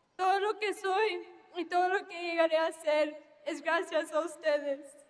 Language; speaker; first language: Spanish; early bilingual, heritage; Spanish